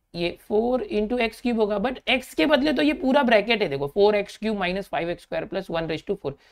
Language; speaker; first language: Hindi; native; Hindi